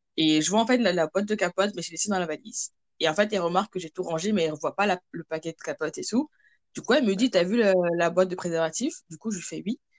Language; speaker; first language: French; early bilingual, other home language; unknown